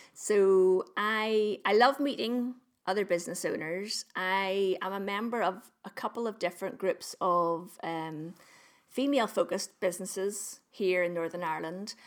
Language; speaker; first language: English; native; English